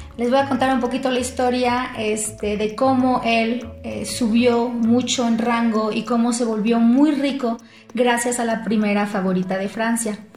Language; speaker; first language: Spanish; non-native, fluent; French